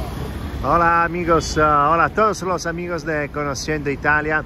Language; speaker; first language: Spanish; non-native, fluent; Italian